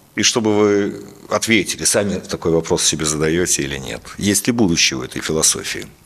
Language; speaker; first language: Russian; native; Russian